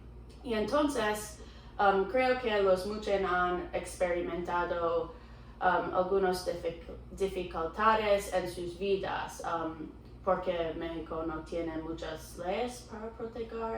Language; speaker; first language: Spanish; non-native, learner; English